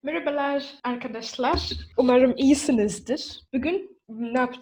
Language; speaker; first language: Turkish; non-native, learner; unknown